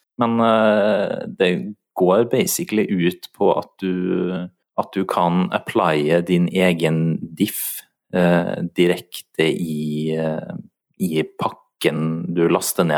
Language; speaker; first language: Norwegian; native; Norwegian